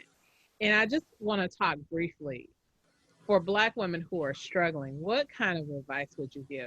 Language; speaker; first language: English; native; English